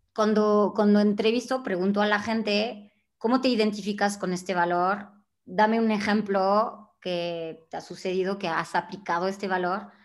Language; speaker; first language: Spanish; non-native, fluent; French